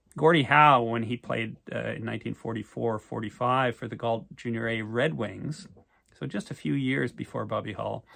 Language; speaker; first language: English; native; English